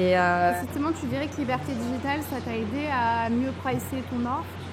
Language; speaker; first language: French; native; French